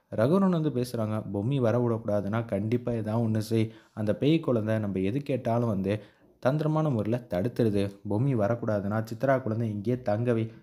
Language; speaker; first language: Tamil; native; Tamil